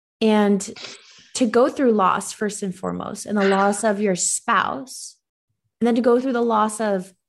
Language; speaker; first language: English; native; English